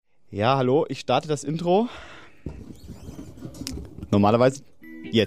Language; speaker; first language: German; native; German